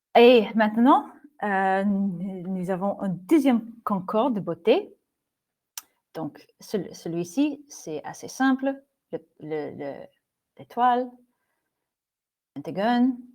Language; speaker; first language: French; non-native, fluent; English